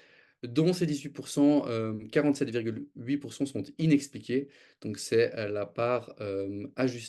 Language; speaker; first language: French; native; French